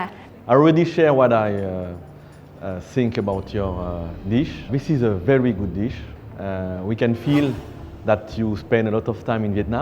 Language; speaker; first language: English; non-native, fluent; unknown